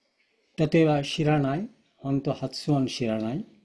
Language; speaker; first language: Japanese; non-native, fluent; Bangla